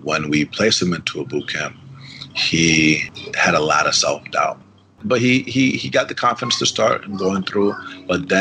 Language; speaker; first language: English; early bilingual, other home language; Spanish